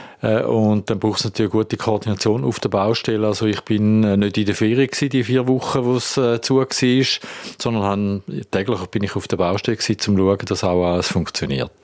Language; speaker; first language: German; native; German